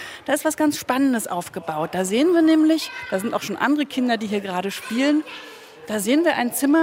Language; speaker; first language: German; native; German